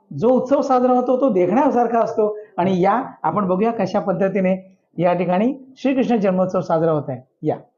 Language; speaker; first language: Marathi; non-native, local second language; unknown